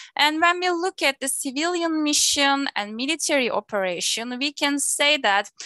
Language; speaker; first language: English; non-native, fluent; Turkish